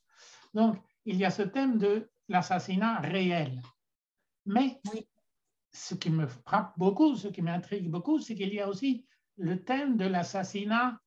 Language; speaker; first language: French; non-native, fluent; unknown